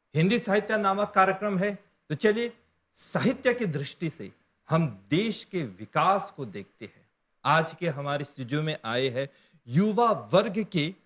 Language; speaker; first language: Hindi; non-native, local second language; Morisyen